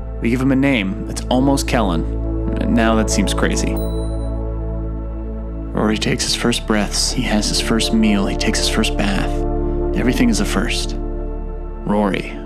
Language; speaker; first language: English; native; English